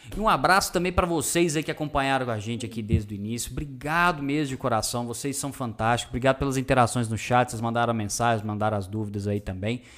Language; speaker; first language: Portuguese; native; Portuguese